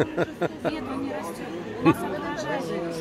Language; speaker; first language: Russian; native; Russian